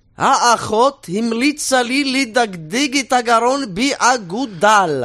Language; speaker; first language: Hebrew; native; Hebrew